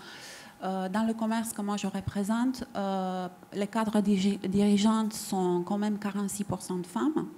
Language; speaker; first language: French; non-native, fluent; Romanian